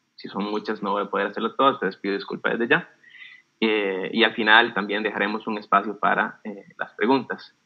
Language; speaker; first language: Spanish; native; Spanish